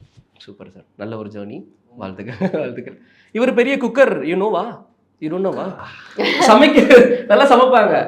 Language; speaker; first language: Tamil; native; Tamil